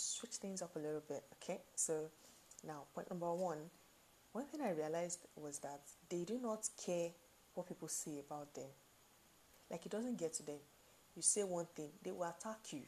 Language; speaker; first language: English; non-native, local second language; Yoruba